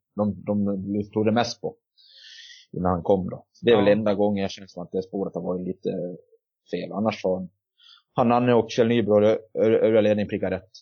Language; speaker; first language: Swedish; native; Swedish